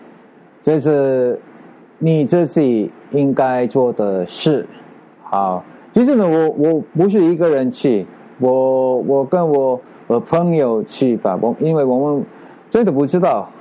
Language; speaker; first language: Chinese; non-native, learner; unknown